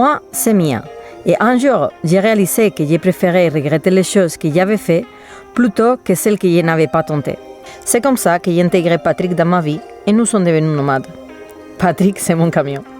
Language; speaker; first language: French; native; French